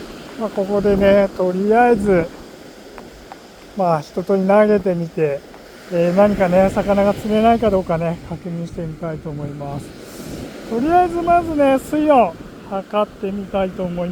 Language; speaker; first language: Japanese; native; Japanese